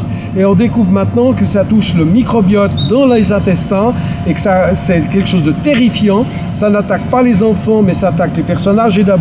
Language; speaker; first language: French; native; French